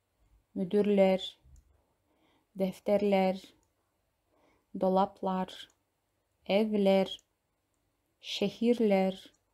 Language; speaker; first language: Turkish; non-native, fluent; Kazakh